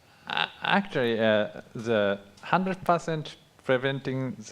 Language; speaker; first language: English; non-native, fluent; Japanese